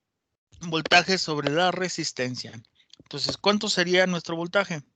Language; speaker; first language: Spanish; native; Spanish